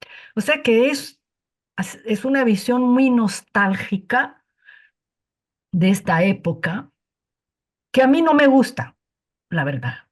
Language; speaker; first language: Spanish; non-native, fluent; Arabic